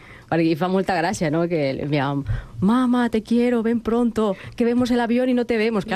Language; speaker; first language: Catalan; non-native, fluent; Spanish